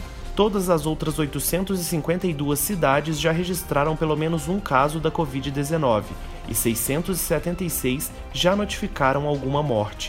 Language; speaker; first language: Portuguese; native; Portuguese